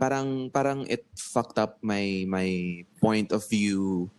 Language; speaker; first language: English; non-native, local second language; Filipino